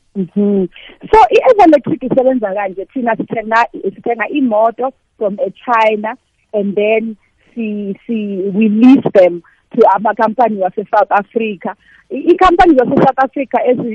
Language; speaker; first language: South Ndebele; non-native, local second language; Venda